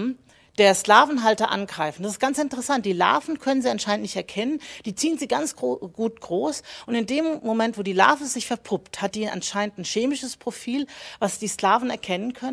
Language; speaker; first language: German; native; German